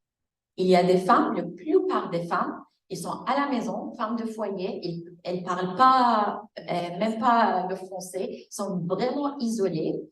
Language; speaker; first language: French; non-native, fluent; Arabic